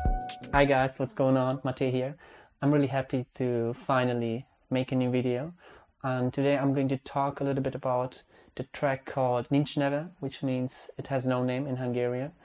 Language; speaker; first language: English; non-native, fluent; Hungarian